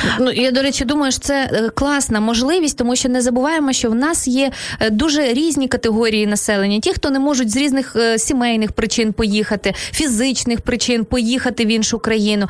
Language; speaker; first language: Ukrainian; native; Ukrainian